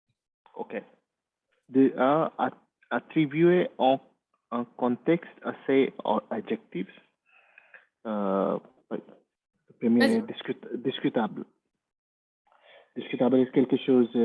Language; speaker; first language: French; non-native, learner; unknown